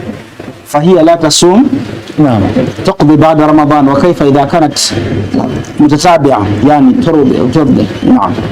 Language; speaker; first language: Arabic; non-native, fluent; Ganda